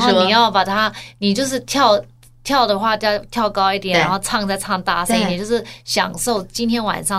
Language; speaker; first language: Chinese; early bilingual, heritage; Chinese